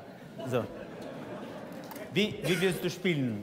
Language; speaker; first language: German; non-native, fluent; Russian